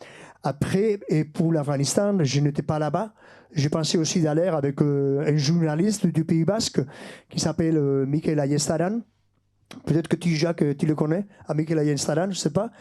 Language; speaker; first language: French; non-native, fluent; Basque